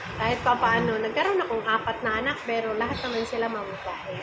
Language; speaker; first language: Filipino; non-native, local second language; Cebuano